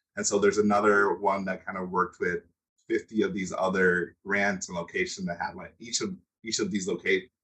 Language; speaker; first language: English; native; English